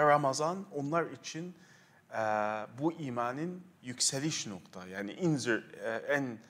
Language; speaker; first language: Turkish; non-native, fluent; Arabic